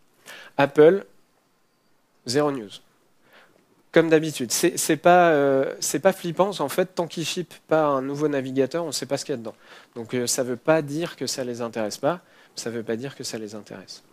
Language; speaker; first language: French; native; French